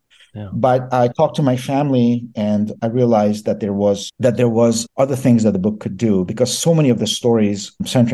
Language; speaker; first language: English; non-native, fluent; Persian